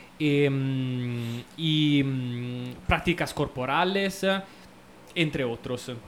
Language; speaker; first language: Spanish; non-native, fluent; Italian